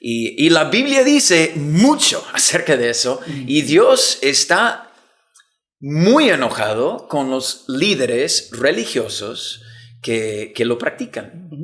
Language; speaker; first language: Spanish; non-native, fluent; English